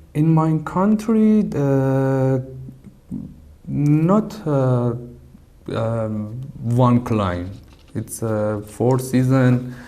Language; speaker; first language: English; non-native, learner; Persian